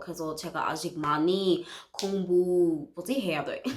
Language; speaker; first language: Korean; non-native, learner; English